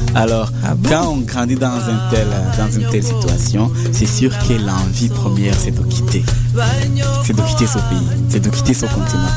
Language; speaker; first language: French; non-native, local second language; Kinyarwanda